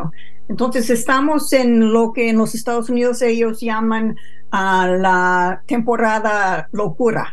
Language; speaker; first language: Spanish; non-native, fluent; English